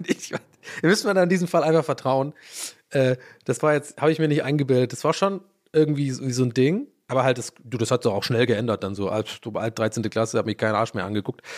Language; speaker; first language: German; early bilingual, other home language; English